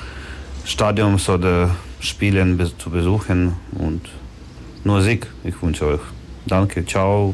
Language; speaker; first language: German; non-native, learner; Ukrainian